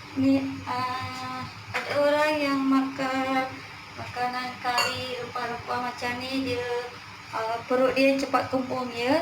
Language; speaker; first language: Malay; non-native, local second language; Tamil